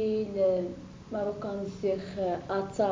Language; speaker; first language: Dutch; non-native, learner; Arabic